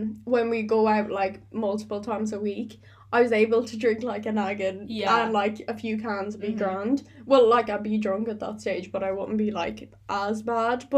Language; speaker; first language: English; native; English